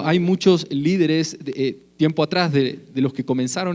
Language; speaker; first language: Spanish; native; Spanish